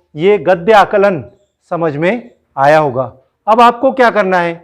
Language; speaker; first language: Hindi; non-native, local second language; Marathi